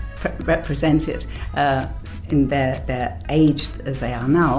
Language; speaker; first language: English; native; English